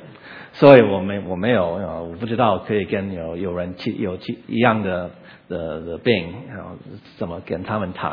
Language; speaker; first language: Chinese; non-native, learner; English